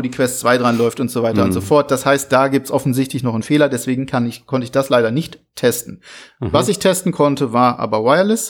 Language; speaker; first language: German; native; German